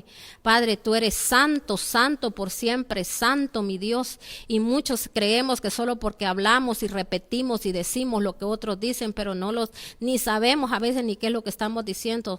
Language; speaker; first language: Spanish; native; Spanish